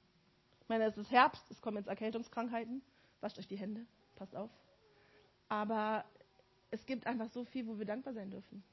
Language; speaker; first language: German; native; German